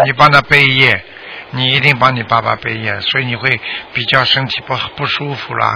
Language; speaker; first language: Chinese; native; Chinese